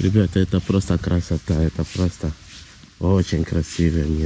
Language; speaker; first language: Russian; non-native, learner; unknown